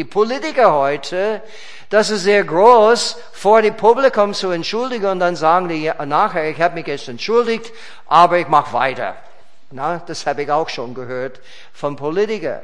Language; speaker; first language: German; non-native, fluent; English